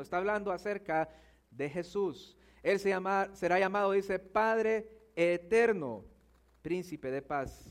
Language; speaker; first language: Spanish; native; Spanish